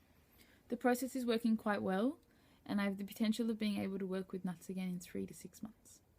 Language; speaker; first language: English; native; English